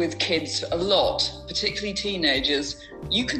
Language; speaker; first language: English; native; English